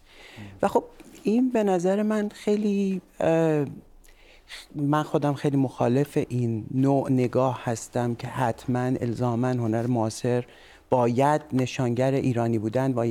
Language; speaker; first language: Persian; native; Persian